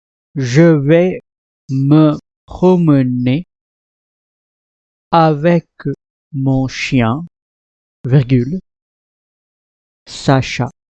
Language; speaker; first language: French; non-native, fluent; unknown